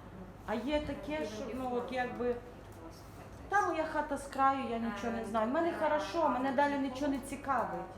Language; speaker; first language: Ukrainian; native; Ukrainian